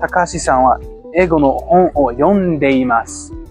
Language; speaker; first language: Japanese; non-native, learner; English